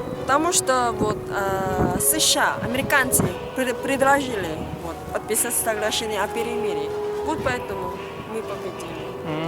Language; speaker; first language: Russian; non-native, fluent; Korean